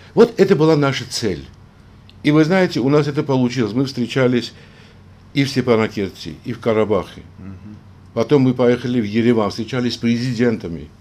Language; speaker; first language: Russian; non-native, local second language; Armenian